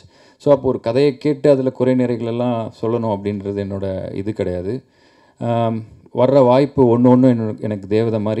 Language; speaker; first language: Tamil; native; Tamil